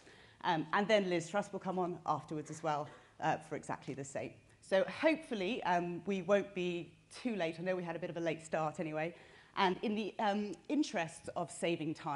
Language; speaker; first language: English; native; English